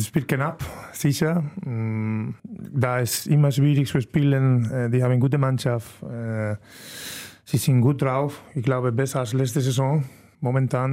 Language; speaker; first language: German; non-native, learner; Spanish